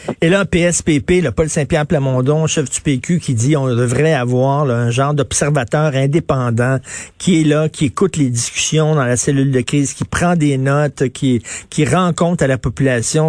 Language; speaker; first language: French; native; French